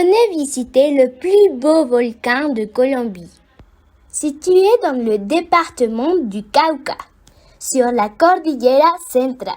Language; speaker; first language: French; non-native, fluent; Spanish